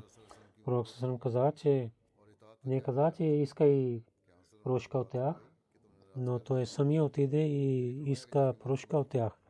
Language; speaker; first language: Bulgarian; non-native, learner; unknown